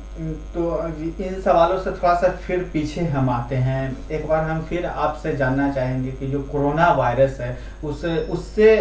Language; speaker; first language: Hindi; native; Hindi